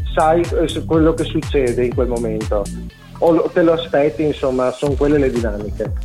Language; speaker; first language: Italian; native; Italian